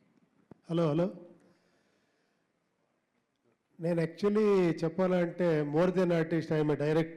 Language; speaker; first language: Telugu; non-native, local second language; Kannada